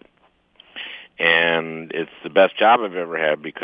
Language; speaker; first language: English; native; English